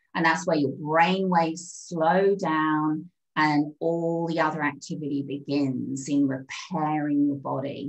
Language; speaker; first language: English; native; English